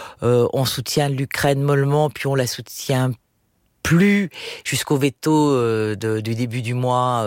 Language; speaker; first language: French; native; French